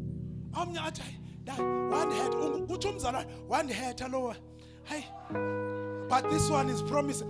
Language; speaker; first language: English; non-native, local second language; Xhosa